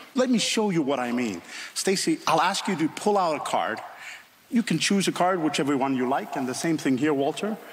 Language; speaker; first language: English; non-native, fluent; Finnish